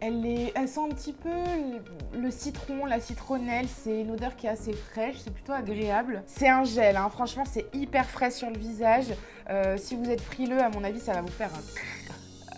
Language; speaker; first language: French; native; French